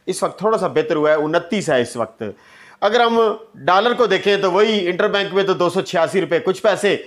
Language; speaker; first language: Urdu; non-native, local second language; Punjabi